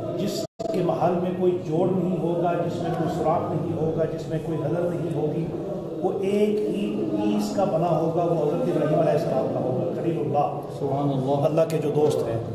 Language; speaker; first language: Urdu; native; Urdu